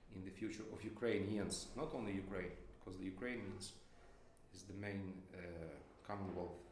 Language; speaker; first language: English; non-native, fluent; Ukrainian